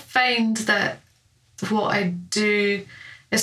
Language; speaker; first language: English; native; English